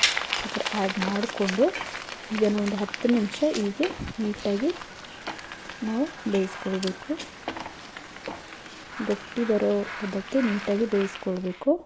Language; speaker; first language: Kannada; native; Kannada